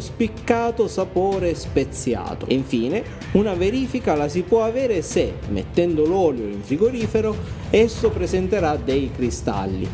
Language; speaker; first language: Italian; native; Italian